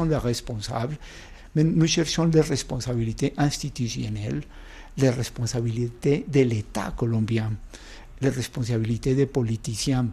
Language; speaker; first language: French; non-native, fluent; Spanish